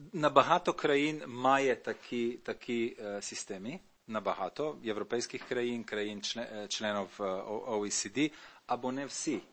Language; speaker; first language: Ukrainian; non-native, learner; Slovenian